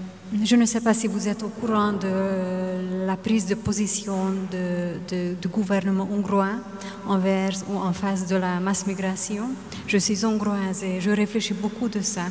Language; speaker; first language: French; non-native, fluent; Hungarian